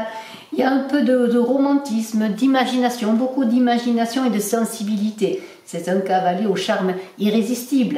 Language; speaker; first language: French; native; French